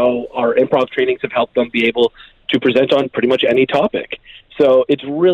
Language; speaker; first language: English; native; English